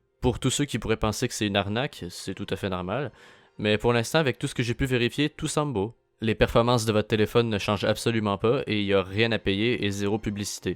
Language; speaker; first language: French; native; French